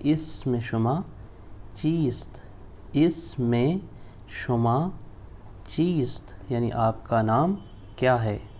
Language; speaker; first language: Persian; non-native, fluent; Urdu